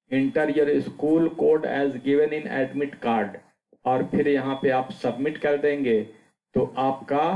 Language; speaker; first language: Hindi; native; Hindi